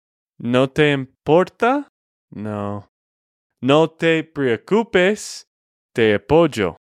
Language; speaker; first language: Spanish; non-native, fluent; English